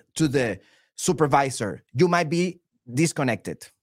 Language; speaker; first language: English; non-native, fluent; Spanish